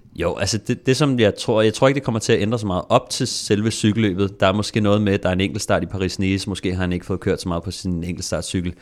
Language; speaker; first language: Danish; native; Danish